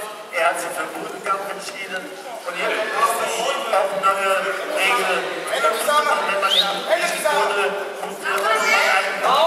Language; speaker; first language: German; native; German